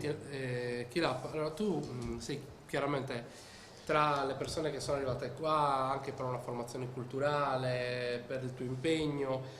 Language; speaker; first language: Italian; native; Italian